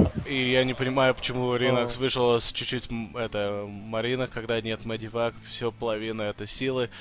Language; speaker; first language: Russian; early bilingual, heritage; Russian